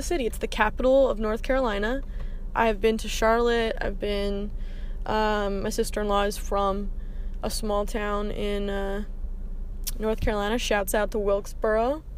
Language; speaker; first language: English; native; English